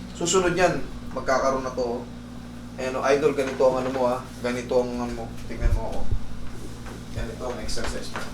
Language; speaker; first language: Filipino; native; Filipino